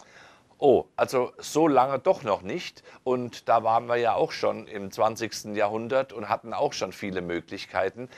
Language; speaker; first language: German; native; German